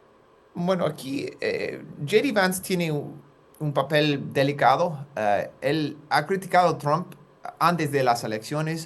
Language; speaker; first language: Spanish; non-native, fluent; English